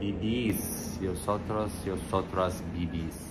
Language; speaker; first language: Spanish; non-native, learner; English